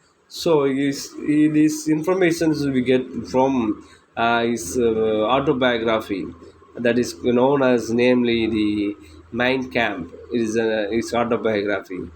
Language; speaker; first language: English; non-native, local second language; Tamil